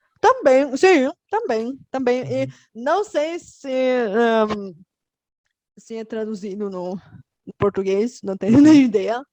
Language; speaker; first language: Portuguese; non-native, fluent; Bulgarian